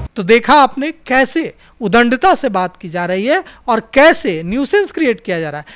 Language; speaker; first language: Hindi; native; Hindi